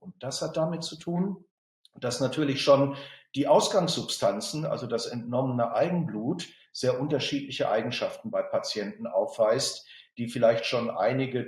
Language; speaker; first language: German; native; German